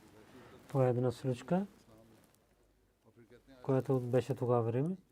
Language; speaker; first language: Bulgarian; non-native, learner; Urdu